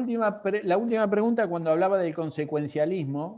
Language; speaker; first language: Spanish; native; Spanish